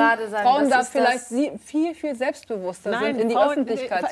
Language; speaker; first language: German; native; German